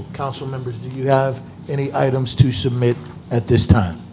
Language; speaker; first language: English; native; English